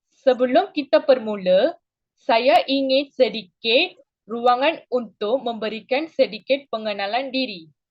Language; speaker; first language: Malay; non-native, local second language; Tamil